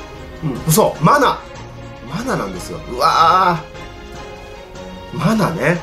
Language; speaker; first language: Japanese; native; Japanese